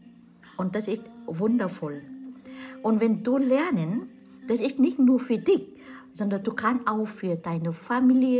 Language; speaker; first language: German; non-native, fluent; Vietnamese